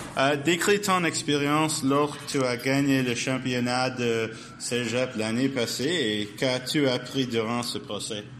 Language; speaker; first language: French; non-native, learner; English